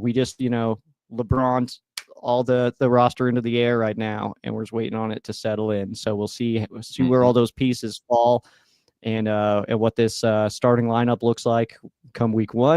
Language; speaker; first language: English; native; English